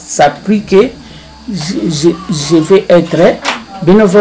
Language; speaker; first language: French; non-native, learner; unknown